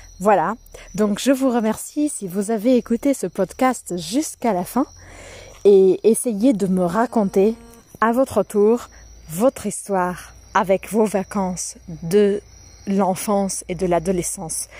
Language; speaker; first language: French; non-native, fluent; Portuguese